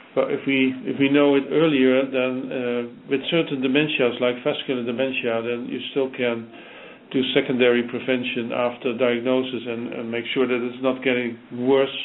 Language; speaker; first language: English; non-native, fluent; Dutch